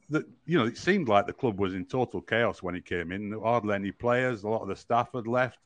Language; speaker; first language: English; native; English